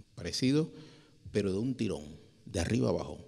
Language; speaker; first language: Spanish; native; Spanish